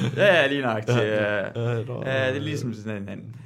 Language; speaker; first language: Danish; non-native, fluent; Persian